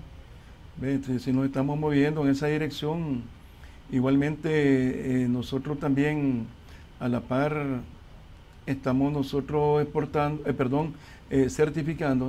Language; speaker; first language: Spanish; native; Spanish